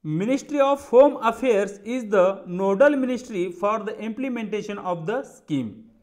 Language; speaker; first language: English; non-native, local second language; Marathi